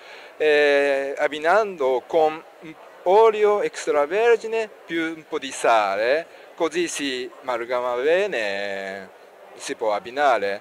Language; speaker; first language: Italian; non-native, learner; Japanese